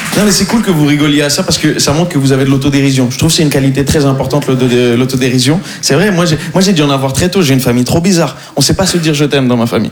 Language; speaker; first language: French; non-native, local second language; Arabic